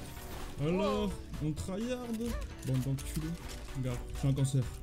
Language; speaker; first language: French; native; French